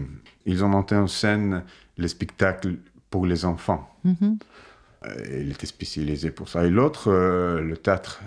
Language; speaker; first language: French; non-native, fluent; Russian